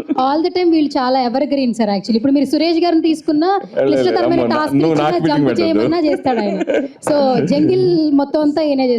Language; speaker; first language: Telugu; native; Telugu